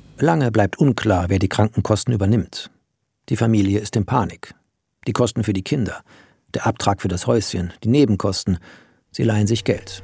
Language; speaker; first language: German; native; German